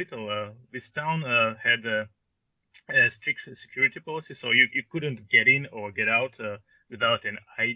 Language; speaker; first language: English; non-native, fluent; Russian